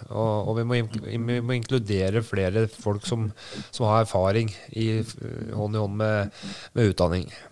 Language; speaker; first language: Norwegian; native; Norwegian